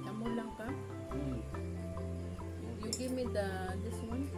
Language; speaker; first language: English; non-native, local second language; Filipino